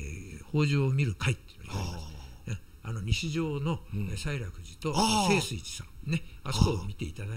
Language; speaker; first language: Japanese; native; Japanese